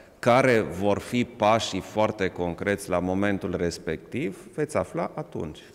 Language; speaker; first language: Romanian; non-native, local second language; German